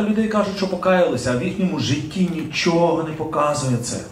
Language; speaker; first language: Ukrainian; native; Ukrainian